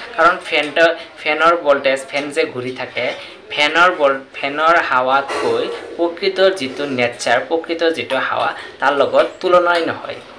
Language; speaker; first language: Assamese; native; Assamese